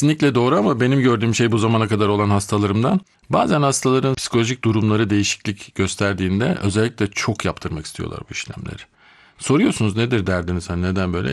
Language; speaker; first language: Turkish; native; Turkish